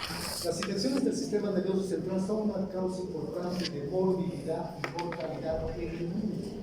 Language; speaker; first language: Spanish; native; Spanish